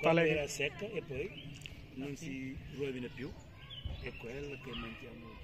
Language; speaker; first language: Italian; non-native, learner; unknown